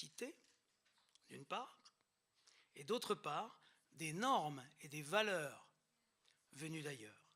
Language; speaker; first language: French; native; French